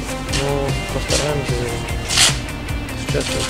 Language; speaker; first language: Russian; non-native, learner; Italian